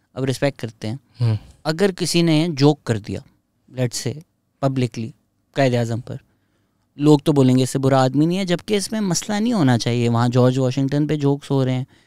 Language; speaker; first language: Urdu; native; Urdu